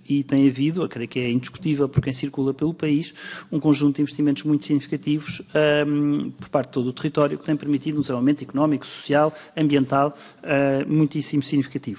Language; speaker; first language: Portuguese; native; Portuguese